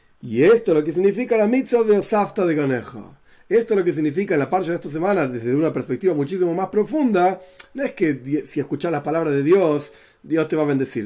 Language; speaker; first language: Spanish; native; Spanish